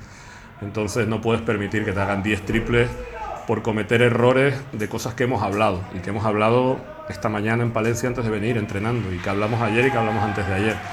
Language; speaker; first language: Spanish; native; Spanish